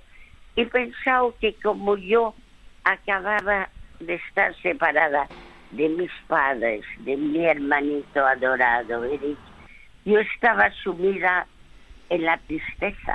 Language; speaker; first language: Spanish; early bilingual, other home language; French